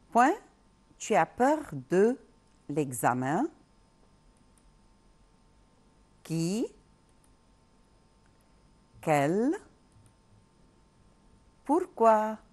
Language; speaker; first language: French; non-native, local second language; Arabic